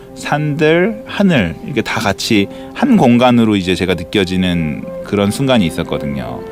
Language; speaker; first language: Korean; native; Korean